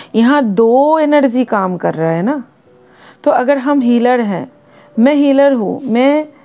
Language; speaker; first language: Hindi; non-native, local second language; Bangla